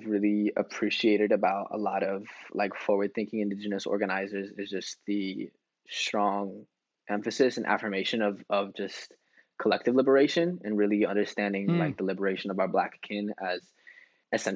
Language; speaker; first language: English; native; English